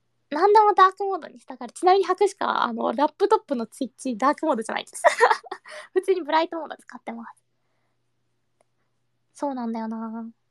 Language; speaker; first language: Japanese; early bilingual, heritage; Japanese